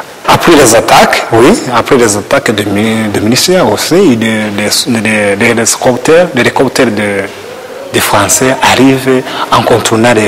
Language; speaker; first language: French; non-native, learner; Kinyarwanda